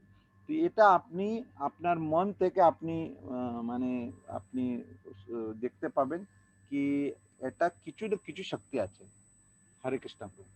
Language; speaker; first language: Bangla; non-native, learner; Hindi